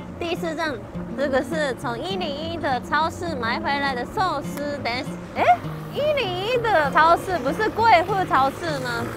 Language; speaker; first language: Chinese; non-native, fluent; Japanese